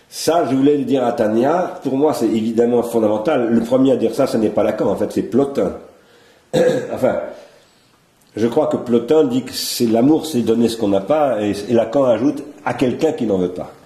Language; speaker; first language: French; native; French